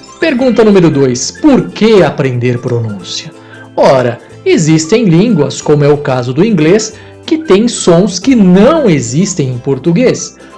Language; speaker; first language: Portuguese; native; Portuguese